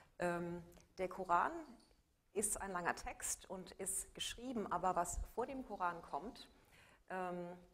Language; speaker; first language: German; native; German